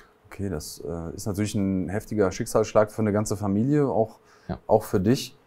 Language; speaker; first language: German; native; German